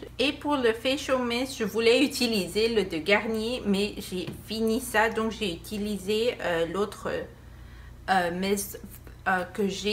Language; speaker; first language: French; non-native, fluent; Spanish